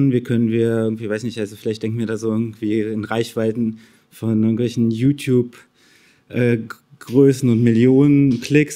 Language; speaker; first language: German; native; German